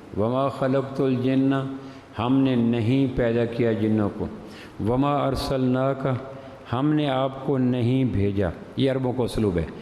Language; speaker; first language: Urdu; native; Urdu